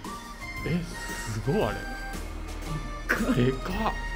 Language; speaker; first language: Japanese; native; Japanese